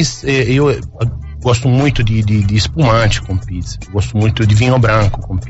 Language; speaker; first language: Portuguese; non-native, fluent; Italian